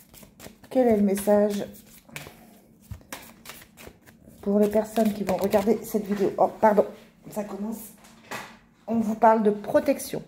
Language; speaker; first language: French; native; French